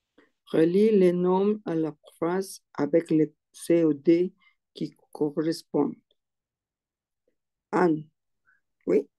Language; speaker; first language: French; non-native, learner; Spanish